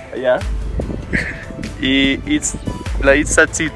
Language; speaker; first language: Spanish; non-native, learner; English